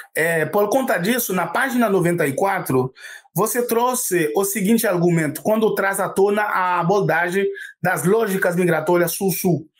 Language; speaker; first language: Portuguese; non-native, fluent; Haitian Creole